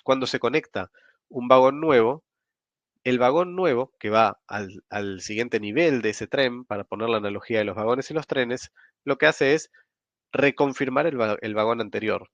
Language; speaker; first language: Spanish; native; Spanish